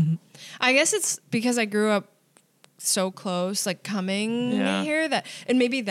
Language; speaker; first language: English; native; English